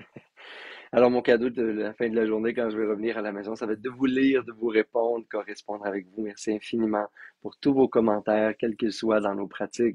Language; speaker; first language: French; native; French